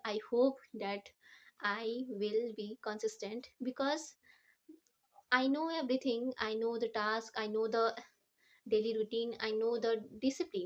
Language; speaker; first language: English; non-native, learner; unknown